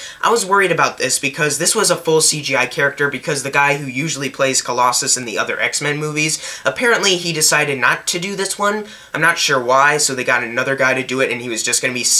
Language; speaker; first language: English; native; English